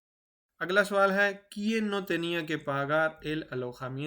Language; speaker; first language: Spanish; non-native, fluent; Urdu